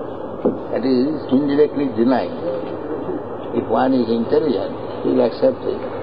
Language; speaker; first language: English; non-native, local second language; Bangla